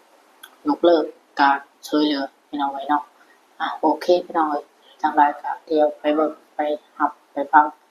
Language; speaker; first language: Thai; non-native, local second language; Lao